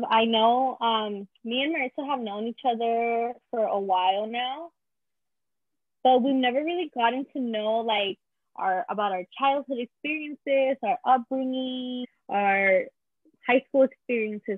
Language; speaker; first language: English; early bilingual, other home language; Spanish